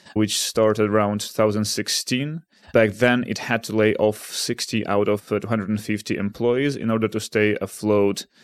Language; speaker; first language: English; non-native, fluent; Ukrainian